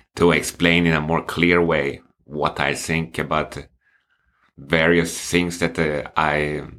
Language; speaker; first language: English; non-native, fluent; Swedish